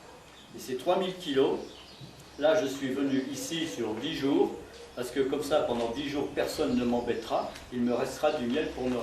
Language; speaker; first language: French; native; French